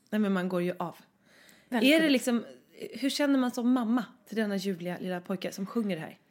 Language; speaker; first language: Swedish; native; Swedish